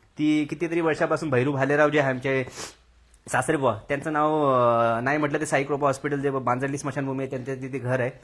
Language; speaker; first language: Marathi; native; Marathi